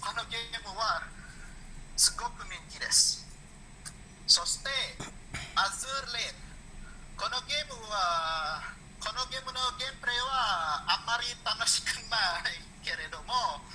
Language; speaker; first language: Japanese; non-native, learner; Indonesian